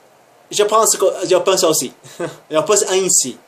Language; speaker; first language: French; non-native, learner; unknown